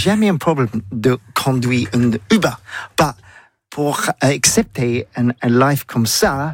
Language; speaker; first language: French; non-native, learner; English